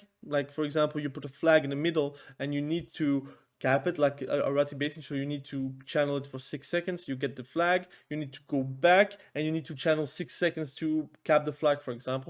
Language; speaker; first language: English; non-native, fluent; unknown